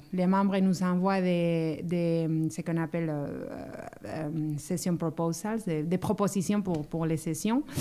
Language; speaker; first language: French; non-native, fluent; Spanish